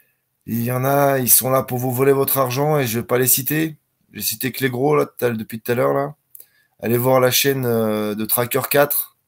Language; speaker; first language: French; native; French